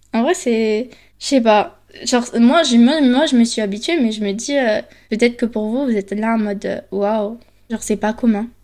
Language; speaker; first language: French; early bilingual, other home language; Spanish